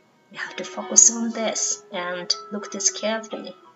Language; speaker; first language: English; non-native, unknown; Mongolian